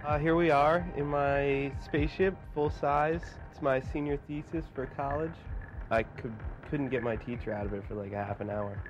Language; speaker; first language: English; native; English